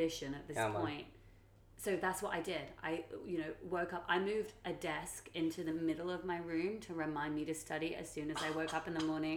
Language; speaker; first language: English; native; English